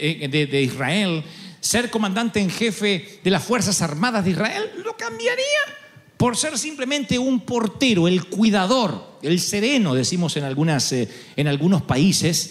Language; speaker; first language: Spanish; native; Spanish